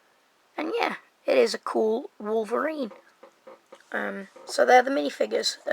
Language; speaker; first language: English; native; English